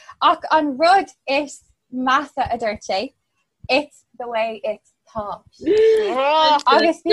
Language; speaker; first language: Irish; non-native, local second language; English